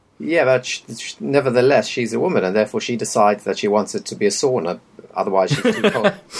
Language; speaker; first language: English; native; English